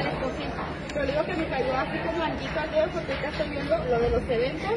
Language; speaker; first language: Spanish; native; Spanish